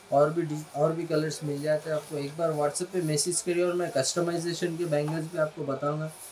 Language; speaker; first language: Hindi; non-native, local second language; Urdu